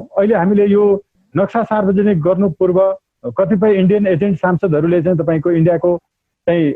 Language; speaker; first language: Nepali; native; Nepali